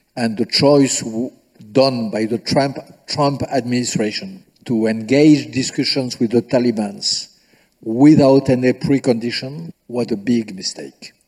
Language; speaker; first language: English; non-native, fluent; French